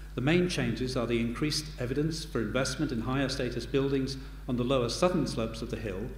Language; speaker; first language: English; native; English